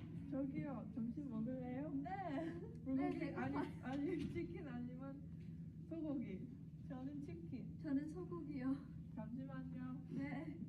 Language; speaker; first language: Korean; non-native, learner; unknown